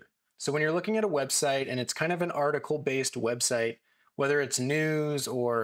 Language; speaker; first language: English; native; English